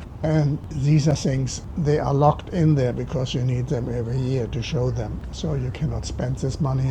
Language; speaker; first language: English; non-native, fluent; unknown